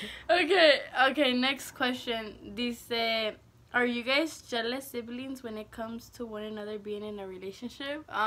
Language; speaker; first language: English; early bilingual, other home language; Spanish